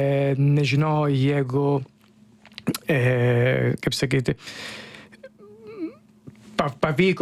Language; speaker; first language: Lithuanian; non-native, learner; Italian